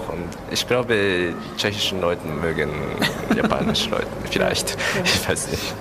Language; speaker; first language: German; non-native, learner; Japanese